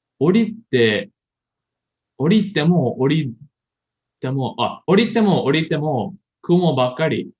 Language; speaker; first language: Japanese; non-native, learner; English